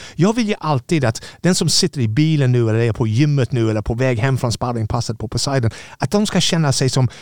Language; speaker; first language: Swedish; non-native, fluent; English